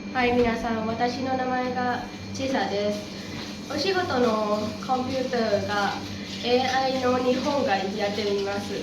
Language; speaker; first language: Japanese; non-native, learner; Thai